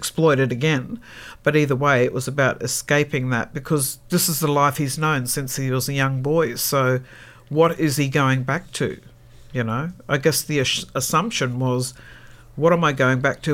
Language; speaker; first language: English; native; English